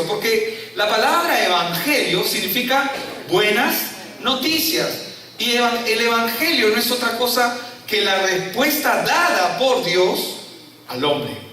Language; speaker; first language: Spanish; native; Spanish